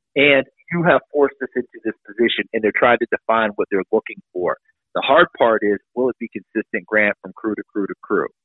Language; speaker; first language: English; native; English